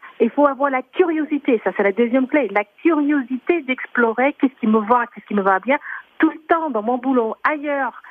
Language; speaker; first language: French; non-native, fluent; English